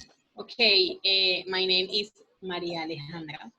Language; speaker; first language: English; non-native, learner; Spanish